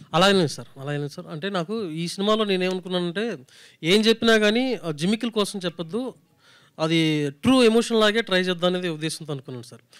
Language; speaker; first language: Telugu; native; Telugu